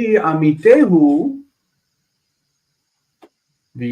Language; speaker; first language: Hebrew; non-native, fluent; English